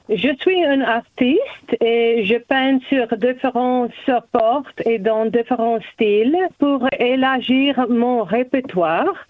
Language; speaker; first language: French; non-native, learner; German